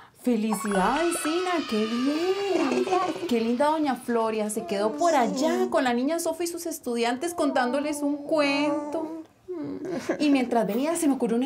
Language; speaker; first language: Spanish; native; Spanish